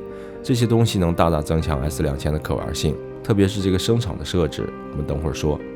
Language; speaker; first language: Chinese; native; Chinese